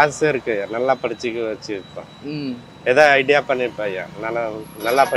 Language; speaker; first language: Tamil; non-native, learner; Hindi